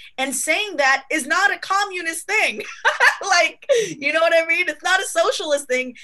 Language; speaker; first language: English; early bilingual, other home language; Spanish